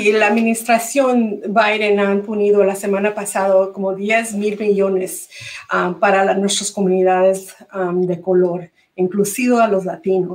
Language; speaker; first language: Spanish; early bilingual, heritage; Spanish